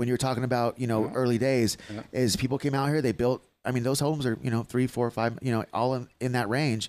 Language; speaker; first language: English; native; English